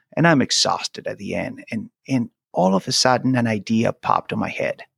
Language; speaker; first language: English; non-native, fluent; Spanish